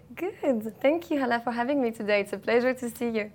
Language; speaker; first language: English; non-native, fluent; French